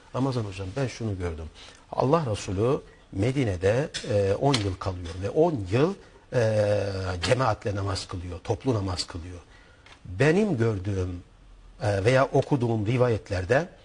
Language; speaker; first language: Turkish; native; Turkish